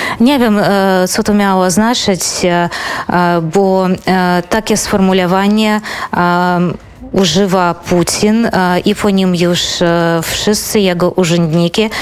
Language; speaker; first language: Polish; non-native, fluent; Belarusian